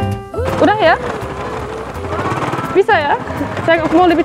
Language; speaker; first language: Indonesian; non-native, fluent; Turkish